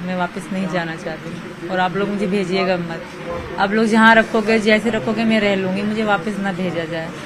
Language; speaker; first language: Urdu; non-native, local second language; Sindhi